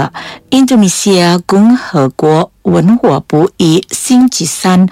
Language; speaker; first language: Chinese; native; Chinese